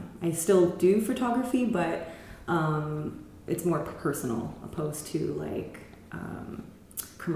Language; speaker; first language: English; native; English